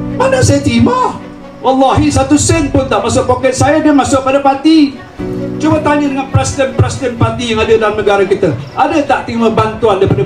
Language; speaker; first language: Malay; native; Malay